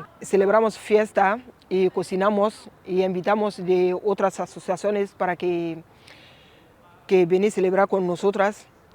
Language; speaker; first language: Spanish; non-native, learner; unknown